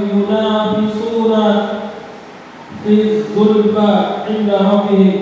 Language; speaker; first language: Arabic; non-native, fluent; Indonesian